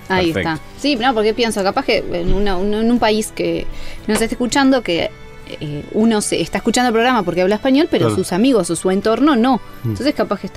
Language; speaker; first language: Spanish; native; Spanish